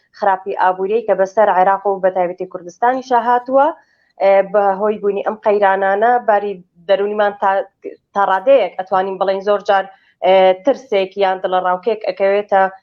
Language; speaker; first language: Central Kurdish; non-native, local second language; Kurdish